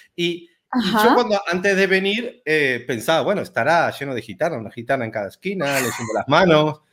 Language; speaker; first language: Spanish; native; Spanish